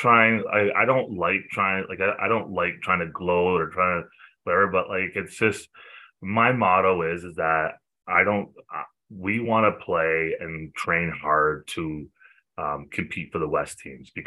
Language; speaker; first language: English; native; English